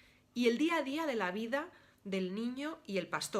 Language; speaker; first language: Spanish; native; Spanish